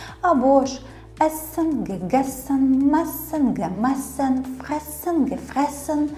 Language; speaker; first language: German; non-native, fluent; Ukrainian